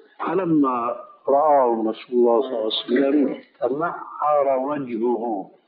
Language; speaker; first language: Arabic; early bilingual, other home language; Albanian